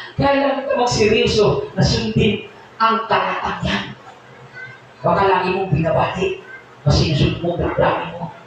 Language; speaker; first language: Filipino; non-native, local second language; Cebuano